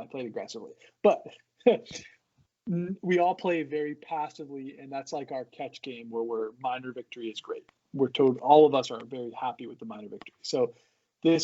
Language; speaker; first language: English; native; English